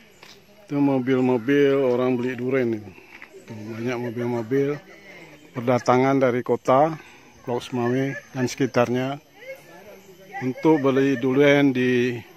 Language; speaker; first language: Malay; non-native, local second language; Achinese